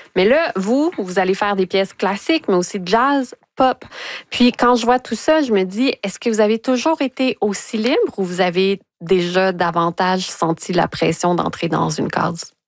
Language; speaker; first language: French; native; French